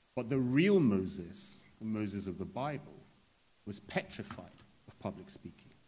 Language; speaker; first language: English; native; English